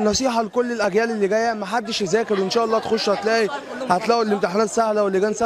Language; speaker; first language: Arabic; native; Arabic